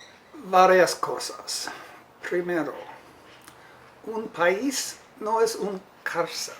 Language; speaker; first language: Spanish; non-native, fluent; English